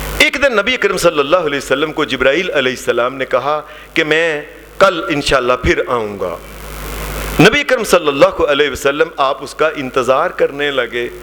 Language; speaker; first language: Urdu; non-native, local second language; Punjabi